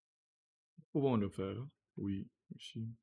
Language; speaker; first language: French; non-native, learner; Russian